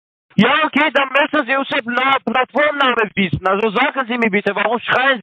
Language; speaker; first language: German; non-native, learner; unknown